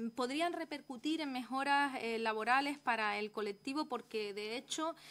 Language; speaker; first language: Spanish; native; Spanish